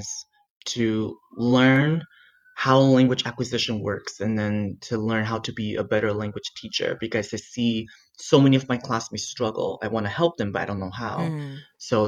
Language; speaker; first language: English; non-native, fluent; Chinese